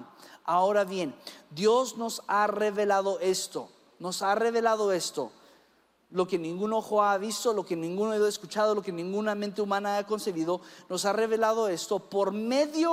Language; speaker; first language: Spanish; early bilingual, other home language; English